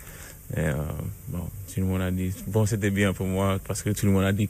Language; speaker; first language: French; non-native, learner; English